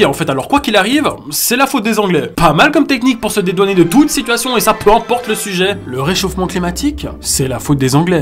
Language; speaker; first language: French; native; French